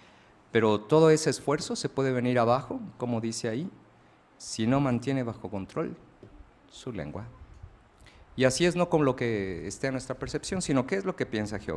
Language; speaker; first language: Spanish; native; Spanish